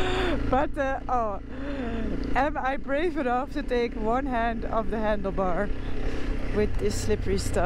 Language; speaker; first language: English; non-native, fluent; Dutch